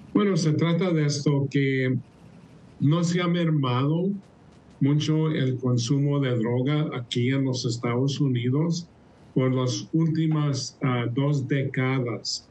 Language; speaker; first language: Spanish; early bilingual, heritage; Spanish